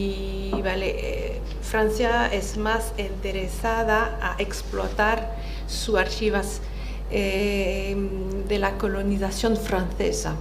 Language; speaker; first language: Spanish; non-native, fluent; French